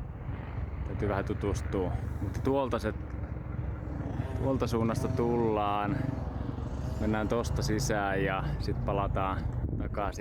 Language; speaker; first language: Finnish; native; Finnish